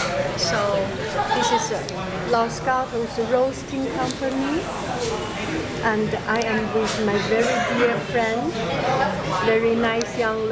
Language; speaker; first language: English; non-native, fluent; Chinese